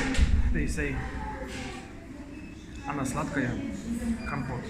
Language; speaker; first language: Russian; non-native, learner; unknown